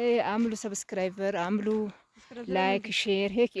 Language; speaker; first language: Arabic; non-native, learner; Amharic